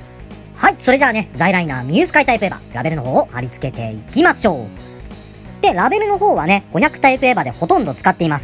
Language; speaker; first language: Japanese; native; Japanese